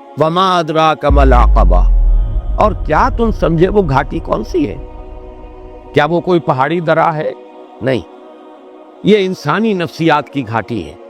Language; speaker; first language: Urdu; native; Urdu